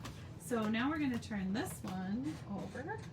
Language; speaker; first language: English; native; English